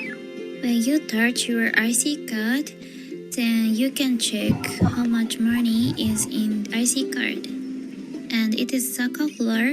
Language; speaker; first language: English; non-native, learner; Japanese